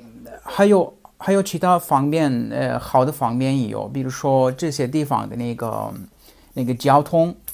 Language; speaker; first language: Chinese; non-native, fluent; Russian